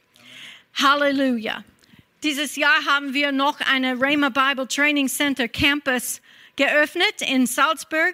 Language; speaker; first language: German; non-native, fluent; English